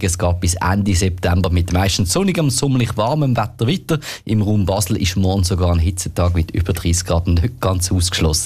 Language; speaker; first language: German; native; German